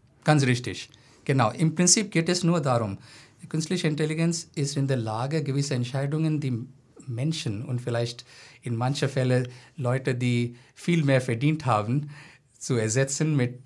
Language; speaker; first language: German; non-native, fluent; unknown